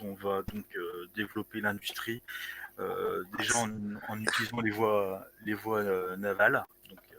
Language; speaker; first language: French; native; French